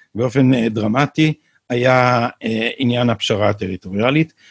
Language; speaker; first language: Hebrew; native; Hebrew